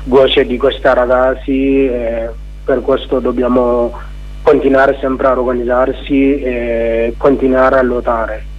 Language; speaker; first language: Italian; non-native, learner; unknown